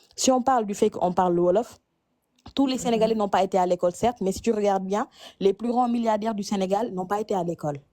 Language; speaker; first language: French; non-native, local second language; Wolof